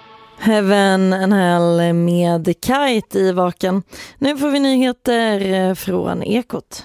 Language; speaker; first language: Swedish; native; Swedish